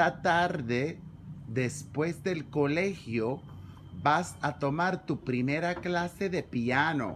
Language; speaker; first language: Spanish; early bilingual, other home language; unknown